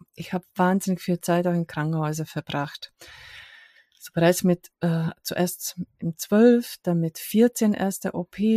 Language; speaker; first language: German; non-native, fluent; Hungarian